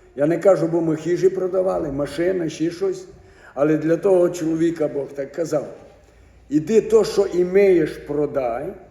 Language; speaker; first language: Ukrainian; native; Ukrainian